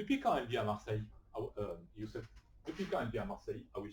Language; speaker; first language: French; native; French